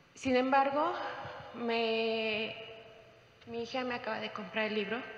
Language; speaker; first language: Spanish; native; Spanish